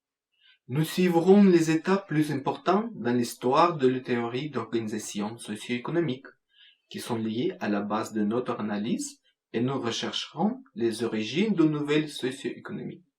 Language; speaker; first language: French; non-native, fluent; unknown